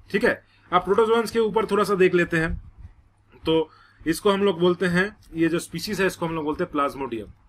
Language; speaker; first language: Hindi; non-native, local second language; Bangla